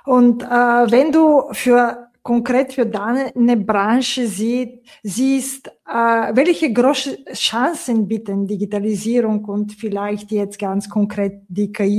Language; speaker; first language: German; non-native, fluent; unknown